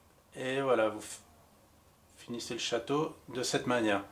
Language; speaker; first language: French; native; French